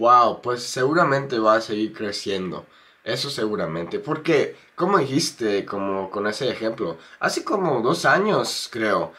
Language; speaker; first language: Spanish; non-native, fluent; English